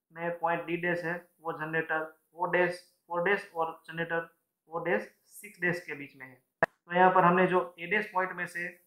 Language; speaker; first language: Hindi; non-native, local second language; Gujarati